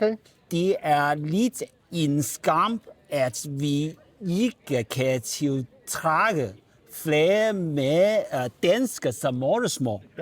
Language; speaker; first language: Danish; non-native, learner; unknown